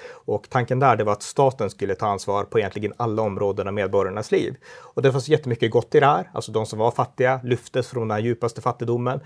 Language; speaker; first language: Swedish; native; Swedish